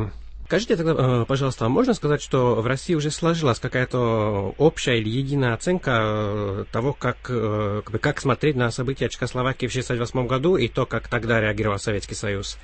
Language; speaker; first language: Russian; native; Russian